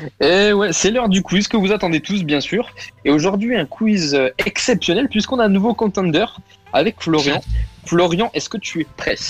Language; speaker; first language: French; native; French